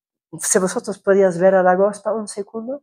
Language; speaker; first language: Spanish; non-native, fluent; Croatian